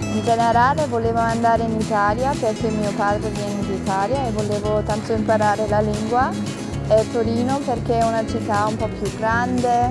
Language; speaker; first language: Italian; non-native, learner; German